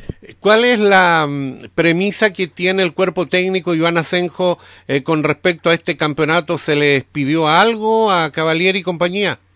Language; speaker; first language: Spanish; native; Spanish